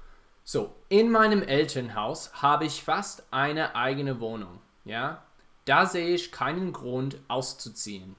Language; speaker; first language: German; non-native, fluent; English